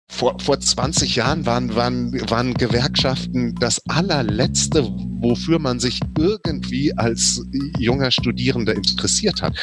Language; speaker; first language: German; native; German